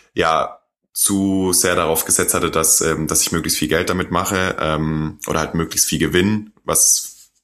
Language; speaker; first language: German; non-native, fluent; Korean